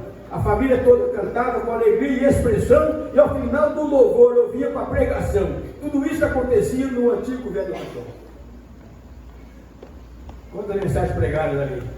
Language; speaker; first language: Portuguese; native; Portuguese